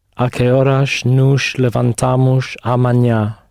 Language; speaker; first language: Portuguese; non-native, learner; English